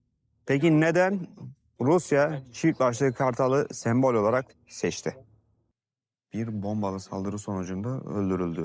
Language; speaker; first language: Turkish; native; Turkish